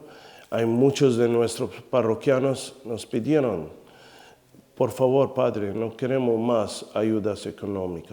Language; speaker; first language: Spanish; non-native, fluent; Arabic